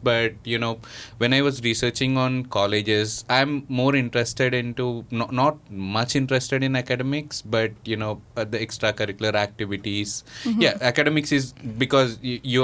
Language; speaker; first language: English; non-native, local second language; Telugu